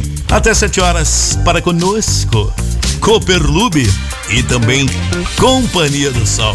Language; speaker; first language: Portuguese; native; Portuguese